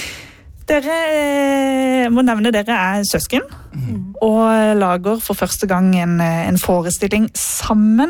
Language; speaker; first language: Norwegian; native; Norwegian